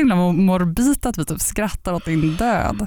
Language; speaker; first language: Swedish; native; Swedish